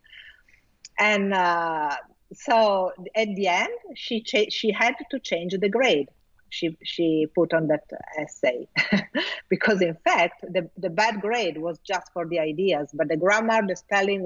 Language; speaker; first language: English; non-native, fluent; Italian